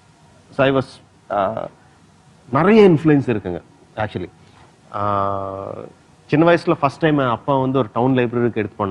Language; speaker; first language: Tamil; non-native, fluent; Telugu